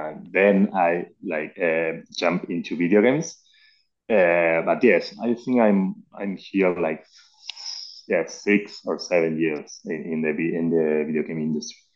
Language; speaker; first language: English; non-native, learner; Spanish